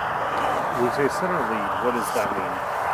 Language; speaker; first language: English; native; English